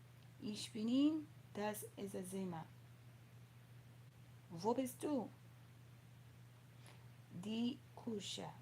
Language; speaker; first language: German; non-native, learner; English